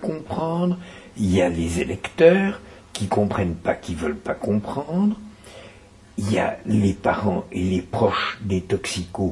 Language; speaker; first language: French; native; French